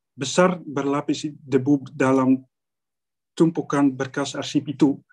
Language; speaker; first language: Indonesian; non-native, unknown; Dutch